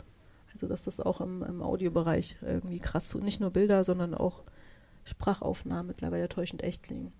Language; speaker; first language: German; native; German